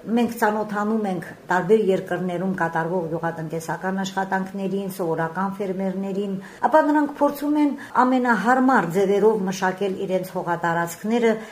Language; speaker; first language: Armenian; native; Armenian